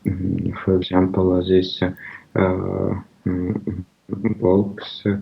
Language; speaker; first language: English; non-native, learner; Russian